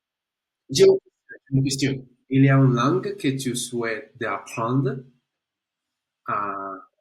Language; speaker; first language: French; non-native, learner; Spanish